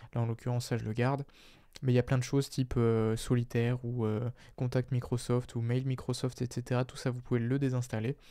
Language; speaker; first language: French; native; French